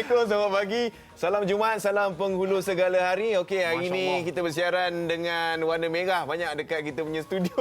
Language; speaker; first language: Malay; native; Malay